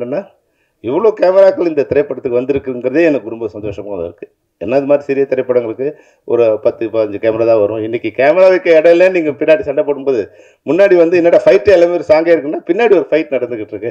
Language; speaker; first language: Tamil; native; Tamil